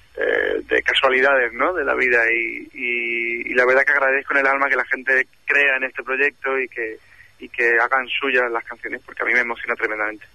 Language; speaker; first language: Spanish; native; Spanish